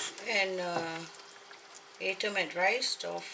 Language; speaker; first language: Dutch; non-native, learner; Malay